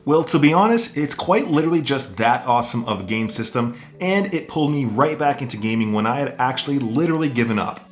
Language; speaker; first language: English; native; English